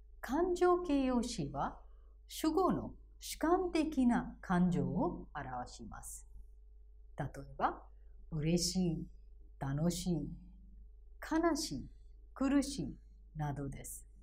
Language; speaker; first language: Japanese; non-native, fluent; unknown